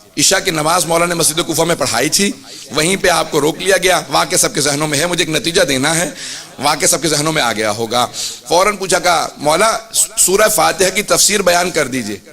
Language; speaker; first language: Urdu; native; Urdu